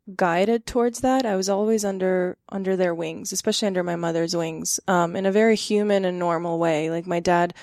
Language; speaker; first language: English; early bilingual, other home language; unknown